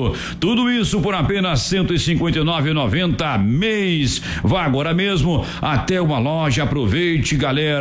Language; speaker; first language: Portuguese; native; Portuguese